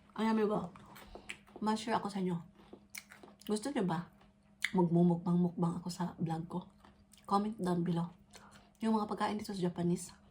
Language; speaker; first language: Filipino; non-native, local second language; Cebuano